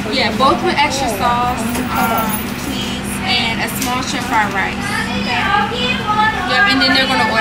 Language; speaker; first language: English; native; English